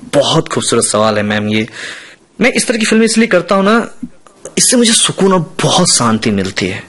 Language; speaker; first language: Hindi; non-native, local second language; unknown